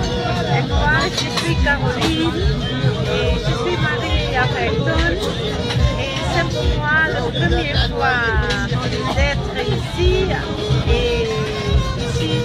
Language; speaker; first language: French; non-native, learner; Dutch